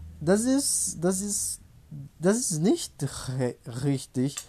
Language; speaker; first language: German; non-native, learner; Portuguese